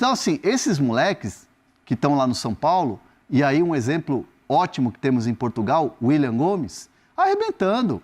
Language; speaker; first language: Portuguese; native; Portuguese